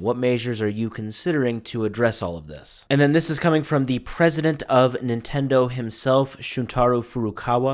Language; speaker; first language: English; native; English